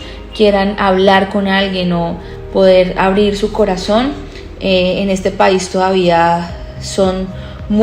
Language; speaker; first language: Spanish; native; Spanish